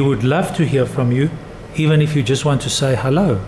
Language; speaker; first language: English; native; English